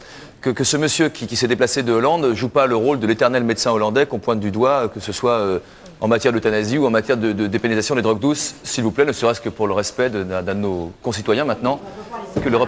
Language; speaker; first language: French; native; French